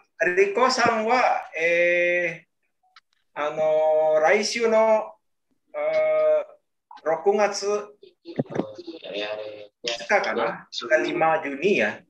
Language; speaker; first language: Japanese; non-native, learner; Indonesian